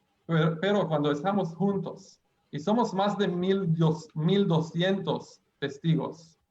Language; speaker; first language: Spanish; non-native, fluent; Hebrew